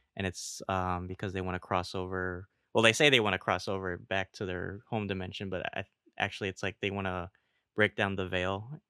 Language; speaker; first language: English; early bilingual, other home language; Filipino